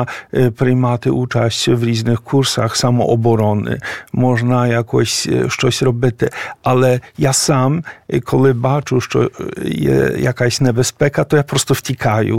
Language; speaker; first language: Ukrainian; non-native, fluent; Polish